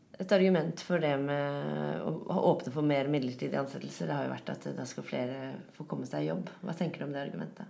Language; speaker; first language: Norwegian; native; Norwegian